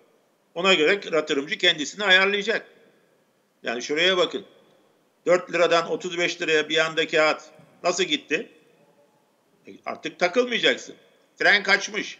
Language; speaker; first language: Turkish; native; Turkish